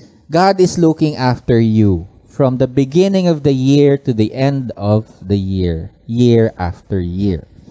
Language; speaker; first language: English; non-native, local second language; Filipino